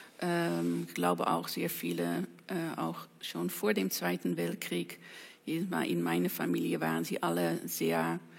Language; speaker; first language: German; non-native, fluent; Dutch